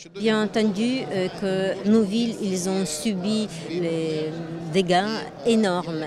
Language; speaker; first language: French; non-native, fluent; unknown